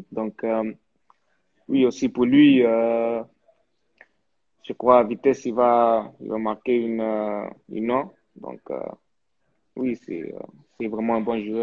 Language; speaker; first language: French; early bilingual, heritage; French